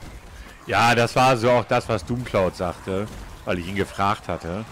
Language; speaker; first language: German; native; German